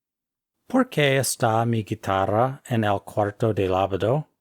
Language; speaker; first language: Spanish; non-native, fluent; English